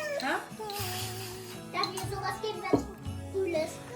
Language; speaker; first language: German; early bilingual, heritage; German